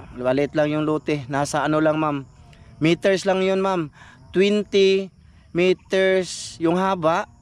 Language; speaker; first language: Filipino; non-native, local second language; Cebuano